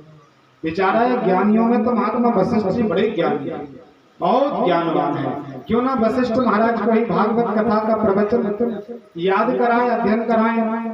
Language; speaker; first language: Hindi; native; Hindi